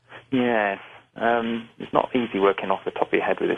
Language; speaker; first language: English; native; English